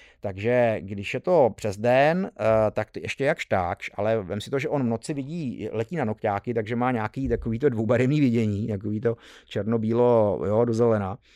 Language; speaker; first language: Czech; early bilingual, heritage; Czech